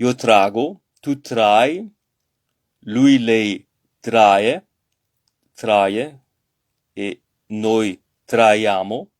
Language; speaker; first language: Italian; non-native, learner; French